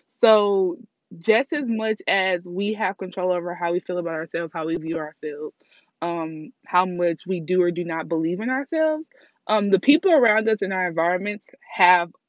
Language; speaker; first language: English; native; English